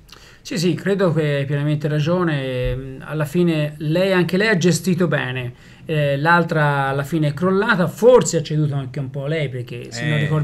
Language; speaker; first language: Italian; native; Italian